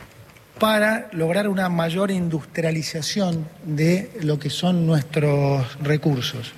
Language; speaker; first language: Spanish; native; Spanish